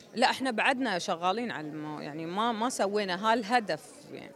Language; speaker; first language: Arabic; native; Arabic